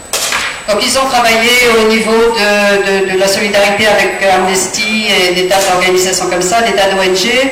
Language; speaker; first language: French; native; French